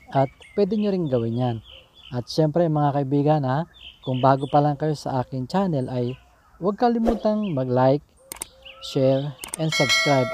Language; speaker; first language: Filipino; native; Filipino